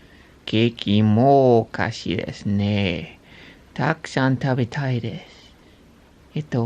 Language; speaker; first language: Japanese; non-native, learner; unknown